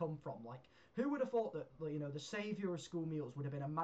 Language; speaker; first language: English; native; English